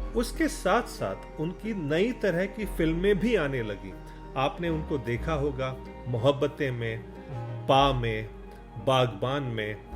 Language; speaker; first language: Hindi; non-native, local second language; Tamil